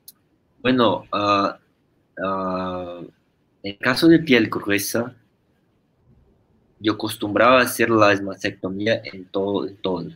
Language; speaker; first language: Spanish; non-native, fluent; Portuguese